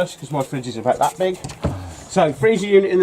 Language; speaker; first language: English; native; English